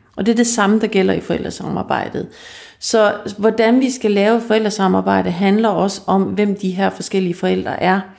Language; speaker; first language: Danish; native; Danish